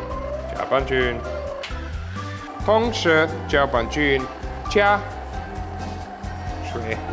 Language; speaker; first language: Chinese; non-native, learner; German